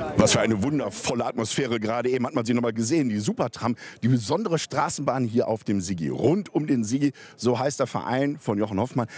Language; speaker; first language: German; native; German